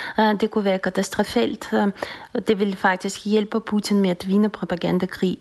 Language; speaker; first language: Danish; non-native, fluent; Russian